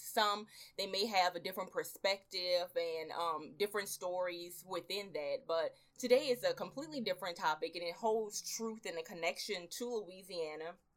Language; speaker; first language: English; native; English